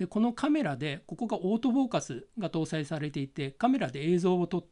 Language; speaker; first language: Japanese; native; Japanese